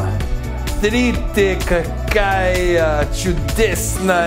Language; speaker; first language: Russian; non-native, learner; English